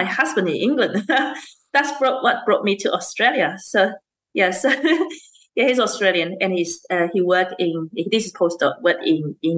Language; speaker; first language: English; non-native, local second language; Chinese